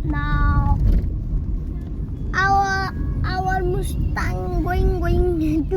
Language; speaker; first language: English; non-native, learner; Nepali